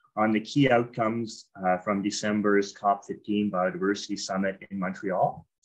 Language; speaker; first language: English; native; English